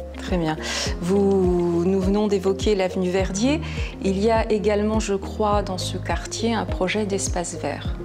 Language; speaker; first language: French; native; French